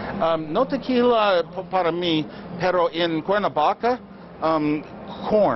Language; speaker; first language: Spanish; non-native, learner; English